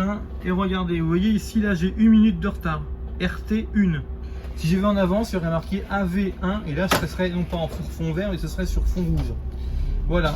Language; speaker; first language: French; native; French